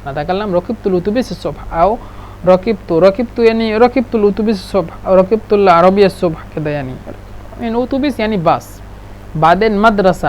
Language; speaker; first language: Egyptian Arabic; non-native, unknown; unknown